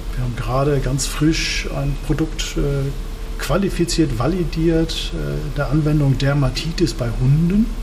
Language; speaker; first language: German; native; German